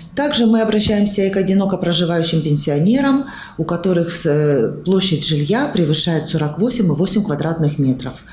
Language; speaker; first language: Russian; native; Russian